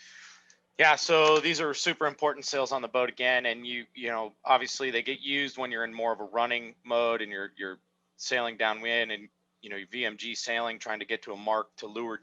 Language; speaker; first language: English; native; English